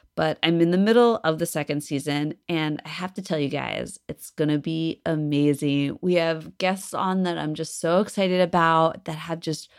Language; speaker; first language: English; native; English